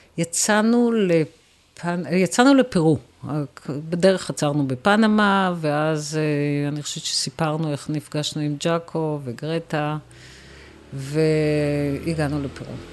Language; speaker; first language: Hebrew; native; Hebrew